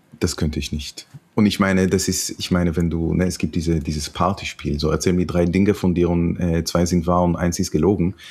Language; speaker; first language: German; non-native, fluent; Hebrew